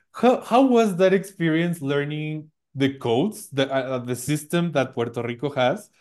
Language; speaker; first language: English; non-native, fluent; Spanish